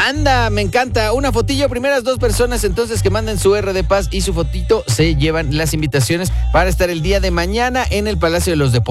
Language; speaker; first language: Spanish; native; Spanish